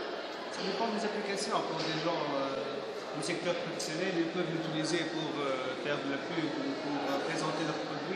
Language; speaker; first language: French; non-native, local second language; Arabic